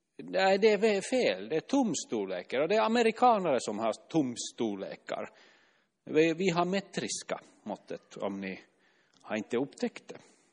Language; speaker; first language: Swedish; non-native, fluent; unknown